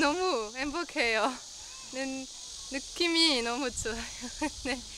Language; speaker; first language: Korean; non-native, learner; French